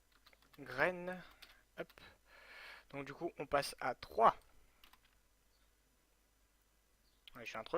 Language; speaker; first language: French; native; French